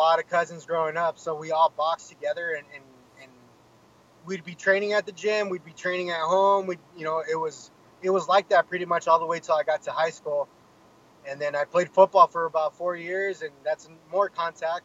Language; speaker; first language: English; native; English